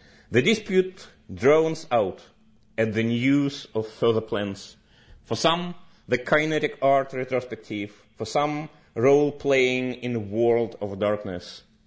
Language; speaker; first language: English; non-native, fluent; Russian